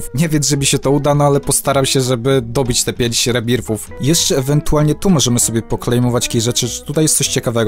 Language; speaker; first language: Polish; native; Polish